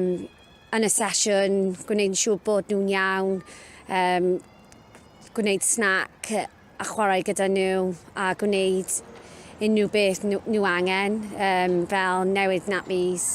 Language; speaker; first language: Welsh; non-native, local second language; English